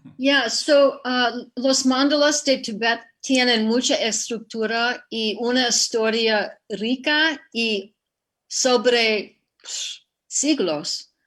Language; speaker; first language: Spanish; non-native, fluent; English